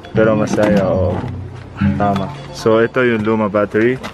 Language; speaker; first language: Filipino; non-native, learner; Arabic